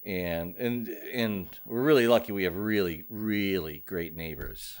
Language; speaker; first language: English; native; English